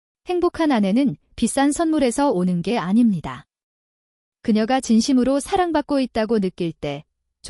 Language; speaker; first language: Korean; native; Korean